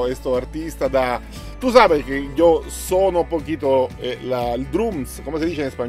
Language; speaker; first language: Spanish; non-native, learner; Italian